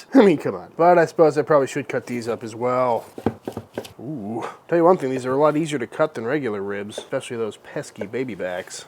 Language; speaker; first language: English; native; English